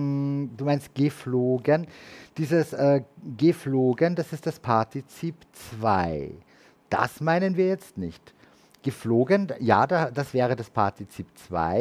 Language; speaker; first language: German; native; German